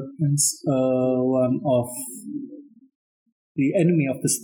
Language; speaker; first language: English; non-native, learner; Indonesian